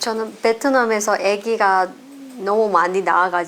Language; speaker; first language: Korean; non-native, learner; Vietnamese